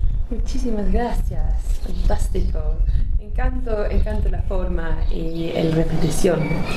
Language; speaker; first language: Spanish; non-native, learner; English